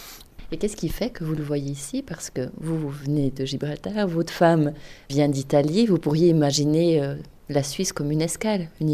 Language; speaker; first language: French; native; French